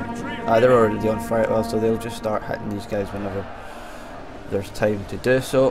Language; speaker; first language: English; native; English